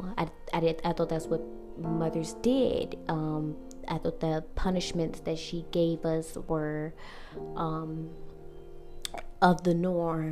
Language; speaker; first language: English; native; English